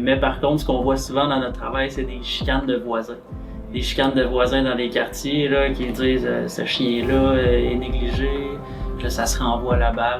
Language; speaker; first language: French; native; French